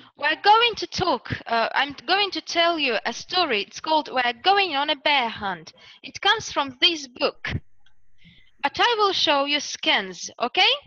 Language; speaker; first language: English; non-native, fluent; Russian